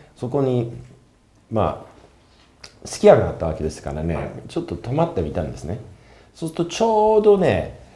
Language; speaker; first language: Japanese; non-native, fluent; English